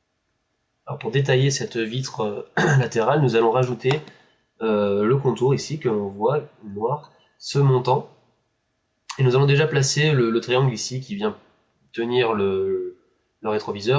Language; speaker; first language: French; native; French